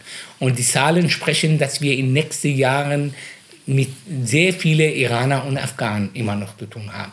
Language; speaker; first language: German; non-native, fluent; Persian